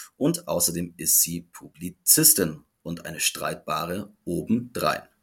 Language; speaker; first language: German; native; German